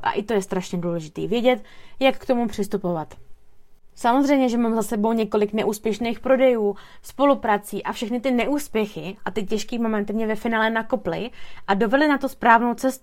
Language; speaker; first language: Czech; native; Czech